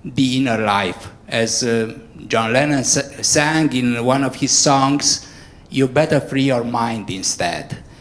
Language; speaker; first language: English; non-native, fluent; Romanian